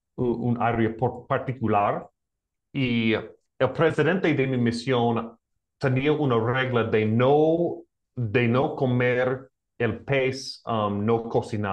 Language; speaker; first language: Spanish; non-native, learner; English